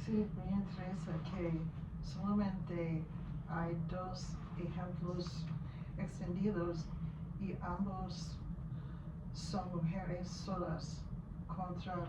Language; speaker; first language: Spanish; non-native, learner; English